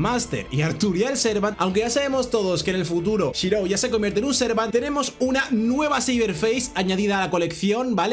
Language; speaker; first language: Spanish; native; Spanish